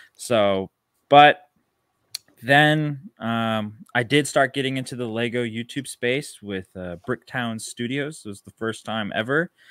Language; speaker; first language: English; native; English